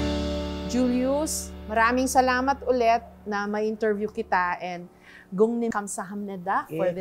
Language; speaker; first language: Filipino; native; Filipino